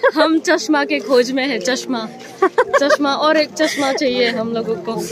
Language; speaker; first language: Hindi; non-native, local second language; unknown